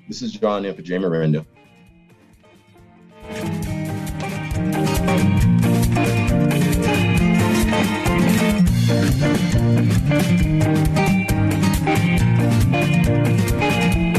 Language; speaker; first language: English; native; English